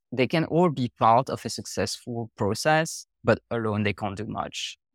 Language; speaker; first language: English; non-native, fluent; French